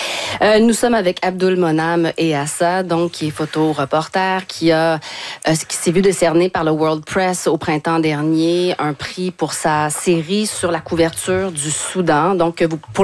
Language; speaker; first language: French; native; French